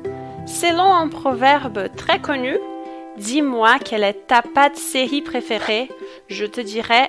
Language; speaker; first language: French; non-native, fluent; Portuguese